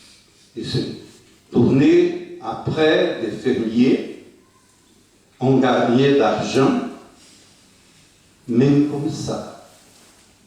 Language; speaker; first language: French; non-native, fluent; Portuguese